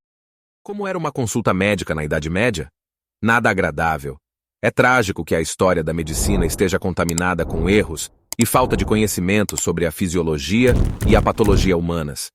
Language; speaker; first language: Portuguese; native; Portuguese